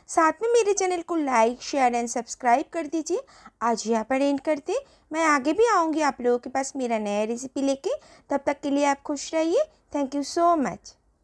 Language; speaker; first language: Hindi; non-native, local second language; Bangla